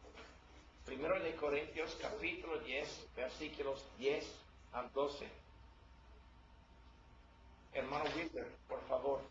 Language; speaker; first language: Spanish; non-native, learner; English